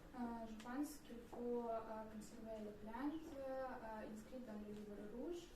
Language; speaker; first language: French; non-native, learner; Russian